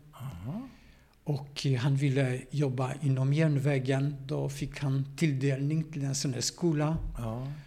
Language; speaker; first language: Swedish; non-native, fluent; Polish